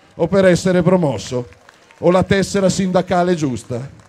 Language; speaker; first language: Italian; native; Italian